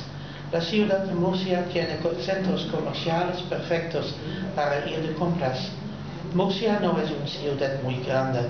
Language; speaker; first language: Spanish; non-native, learner; Dutch